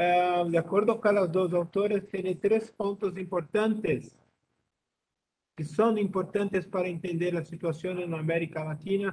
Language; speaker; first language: Spanish; non-native, learner; Portuguese